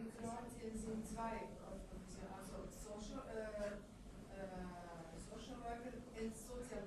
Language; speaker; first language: German; non-native, learner; Croatian